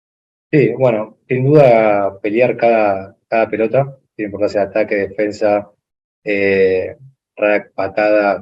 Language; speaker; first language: Spanish; native; Spanish